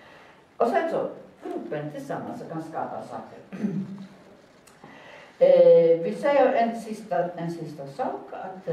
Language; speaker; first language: Swedish; non-native, fluent; Italian